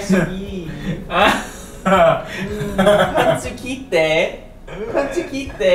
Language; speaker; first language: Japanese; non-native, learner; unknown